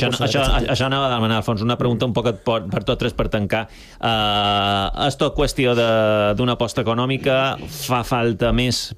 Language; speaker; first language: Catalan; native; Catalan